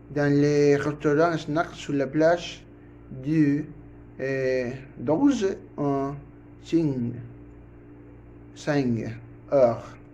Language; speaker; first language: French; non-native, learner; Spanish